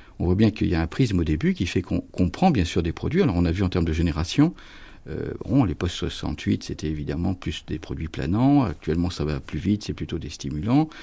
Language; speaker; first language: French; native; French